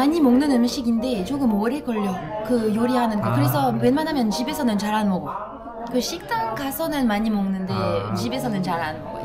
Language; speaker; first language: Korean; non-native, fluent; French